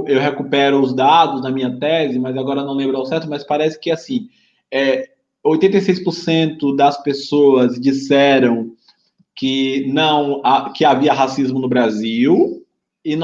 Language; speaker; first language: Portuguese; native; Portuguese